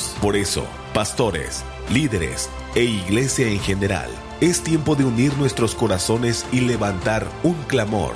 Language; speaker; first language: Spanish; native; Spanish